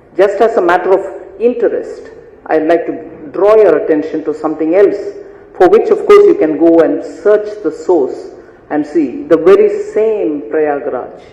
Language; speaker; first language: English; non-native, local second language; Tamil